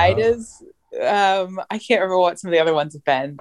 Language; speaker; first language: English; native; English